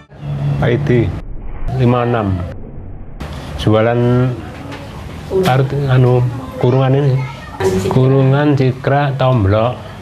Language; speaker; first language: Indonesian; non-native, local second language; Javanese